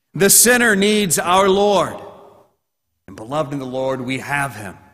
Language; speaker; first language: English; native; English